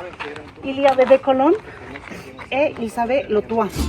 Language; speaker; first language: French; non-native, fluent; Spanish